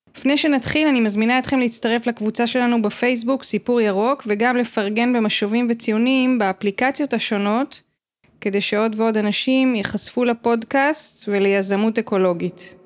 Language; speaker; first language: Hebrew; native; Hebrew